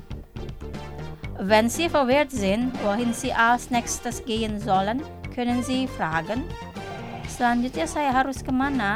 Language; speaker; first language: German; non-native, fluent; Indonesian